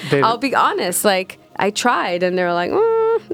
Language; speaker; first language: English; non-native, fluent; Hebrew